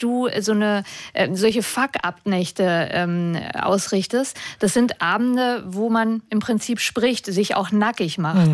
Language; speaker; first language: German; native; German